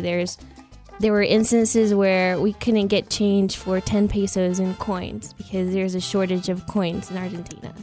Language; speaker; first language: English; early bilingual, other home language; Spanish